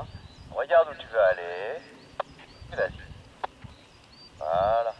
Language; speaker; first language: French; native; French